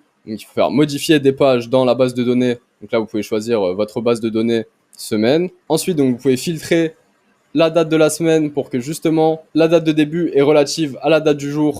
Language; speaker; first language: French; native; French